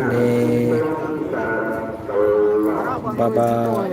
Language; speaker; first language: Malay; non-native, local second language; Madurese